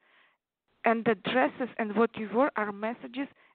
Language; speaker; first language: English; non-native, fluent; Tatar